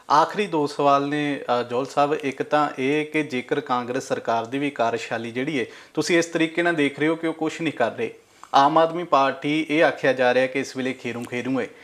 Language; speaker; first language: Punjabi; native; Punjabi